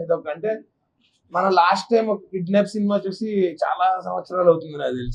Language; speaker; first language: Telugu; native; Telugu